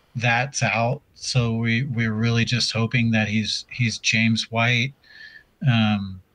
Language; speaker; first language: English; native; English